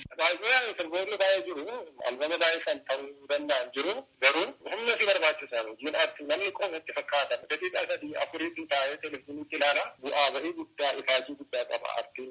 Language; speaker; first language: Oromo; native; Oromo